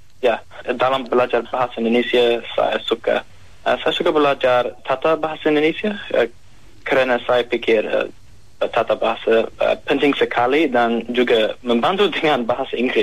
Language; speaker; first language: Indonesian; non-native, learner; English